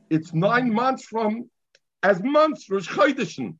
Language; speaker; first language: English; native; English